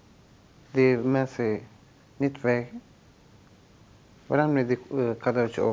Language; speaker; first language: Dutch; non-native, learner; Turkish